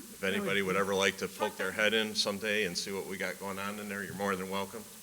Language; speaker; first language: English; native; English